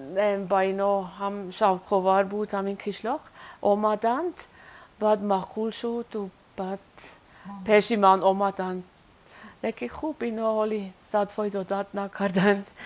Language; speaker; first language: Persian; non-native, learner; Swiss German